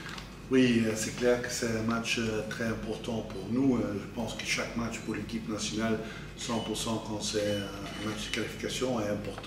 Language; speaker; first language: French; non-native, fluent; Dutch